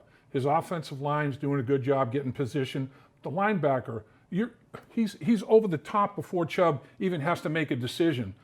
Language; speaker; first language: English; native; English